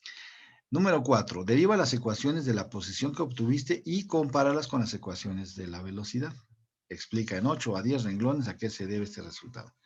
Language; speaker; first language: Spanish; native; Spanish